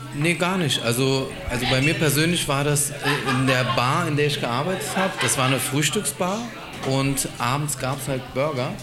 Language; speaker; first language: German; native; German